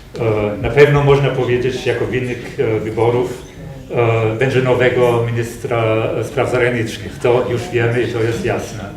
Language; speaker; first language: Polish; non-native, fluent; German